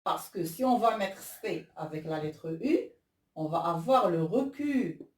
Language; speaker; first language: French; non-native, local second language; Arabic